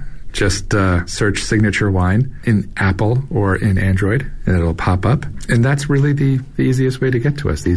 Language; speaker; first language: English; native; English